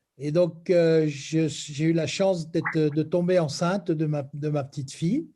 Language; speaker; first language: French; native; French